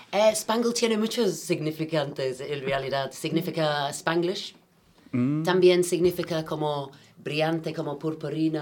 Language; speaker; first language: Spanish; non-native, fluent; English